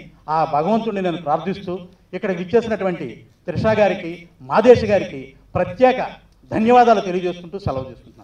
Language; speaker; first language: Telugu; native; Telugu